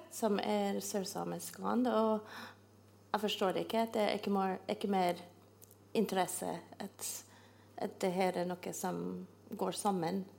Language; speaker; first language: Norwegian; non-native, fluent; English